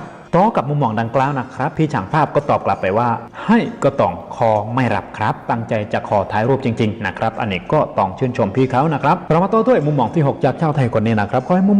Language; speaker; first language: Thai; native; Thai